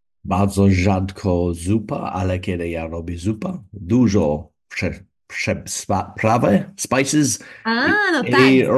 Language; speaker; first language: Polish; non-native, learner; English